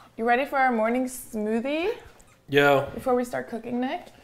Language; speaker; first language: English; non-native, fluent; Norwegian